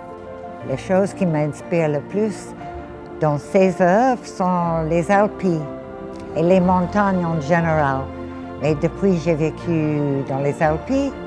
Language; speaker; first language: French; non-native, fluent; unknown